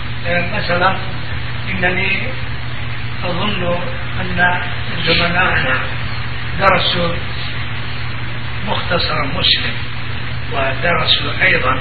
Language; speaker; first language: Arabic; non-native, fluent; Turkish